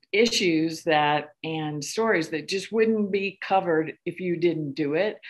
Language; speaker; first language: English; native; English